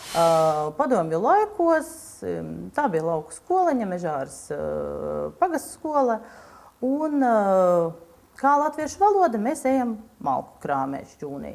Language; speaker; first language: Latvian; non-native, local second language; Russian